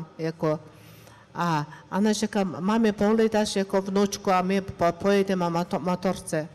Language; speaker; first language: Czech; non-native, learner; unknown